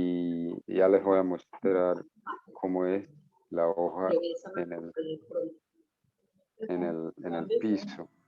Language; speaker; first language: Spanish; non-native, fluent; English